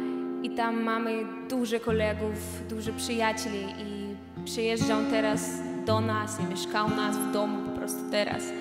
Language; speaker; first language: Polish; non-native, learner; Belarusian